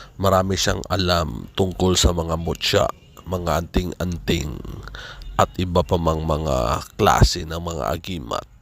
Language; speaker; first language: Filipino; non-native, local second language; Cebuano